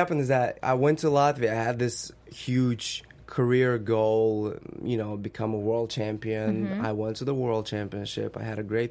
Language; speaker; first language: English; non-native, fluent; Russian